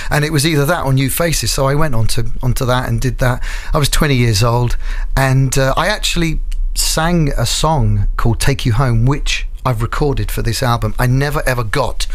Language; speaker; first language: English; native; English